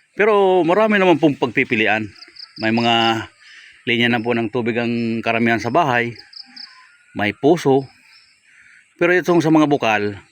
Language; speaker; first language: Filipino; non-native, local second language; Bikol